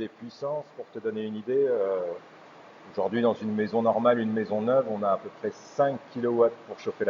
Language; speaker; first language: French; native; French